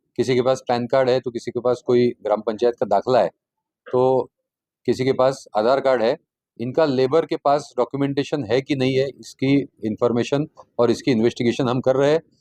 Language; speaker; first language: Hindi; non-native, local second language; Marathi